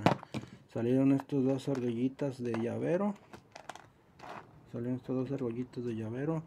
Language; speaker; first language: Spanish; native; Spanish